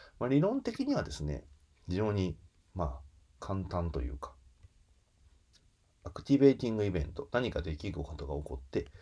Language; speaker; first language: Japanese; native; Japanese